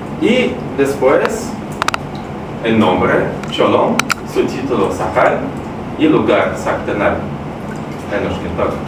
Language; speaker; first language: Spanish; non-native, fluent; Russian